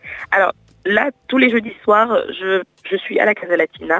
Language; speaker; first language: French; non-native, local second language; Wolof